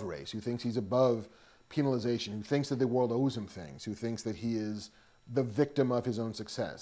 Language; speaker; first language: English; native; English